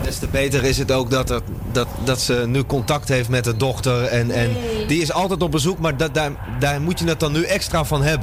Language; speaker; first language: Dutch; native; Dutch